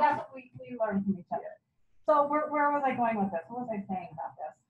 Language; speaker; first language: English; native; English